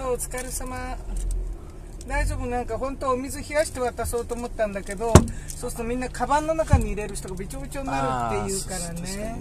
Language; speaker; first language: Japanese; native; Japanese